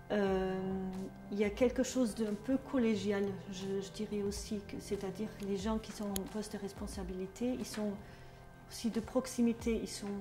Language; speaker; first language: French; non-native, fluent; German